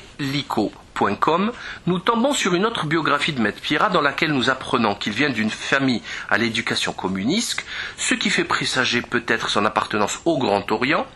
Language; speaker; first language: French; native; French